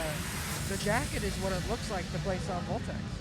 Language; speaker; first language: English; native; English